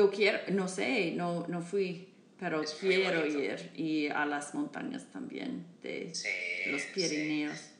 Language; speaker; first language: Spanish; non-native, learner; English